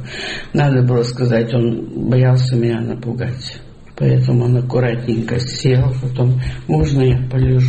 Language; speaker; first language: Russian; native; Russian